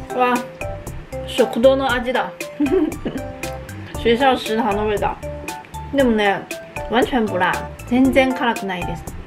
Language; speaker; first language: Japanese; non-native, fluent; Chinese